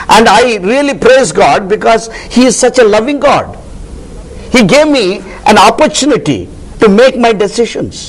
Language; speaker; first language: English; non-native, local second language; Telugu